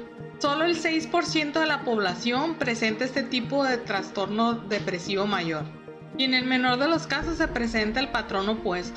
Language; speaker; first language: Spanish; native; Spanish